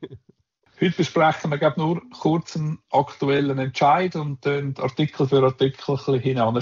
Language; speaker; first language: German; native; German